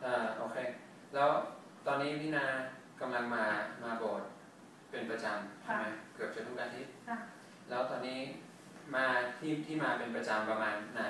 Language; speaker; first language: Thai; non-native, fluent; English